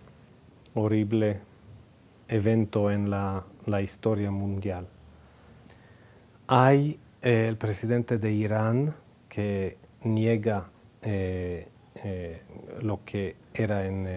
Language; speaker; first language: Spanish; non-native, fluent; Hebrew